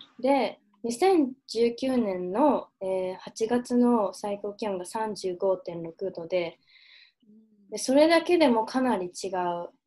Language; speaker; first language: Japanese; early bilingual, heritage; Japanese